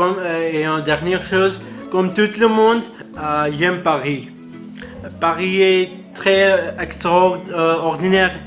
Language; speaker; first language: French; non-native, learner; Urdu